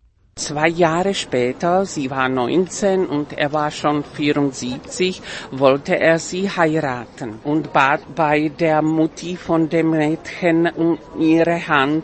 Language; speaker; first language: German; non-native, fluent; Czech